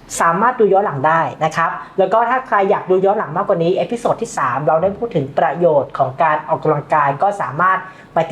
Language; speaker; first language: Thai; native; Thai